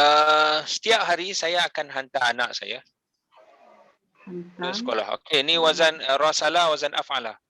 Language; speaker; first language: Malay; native; Malay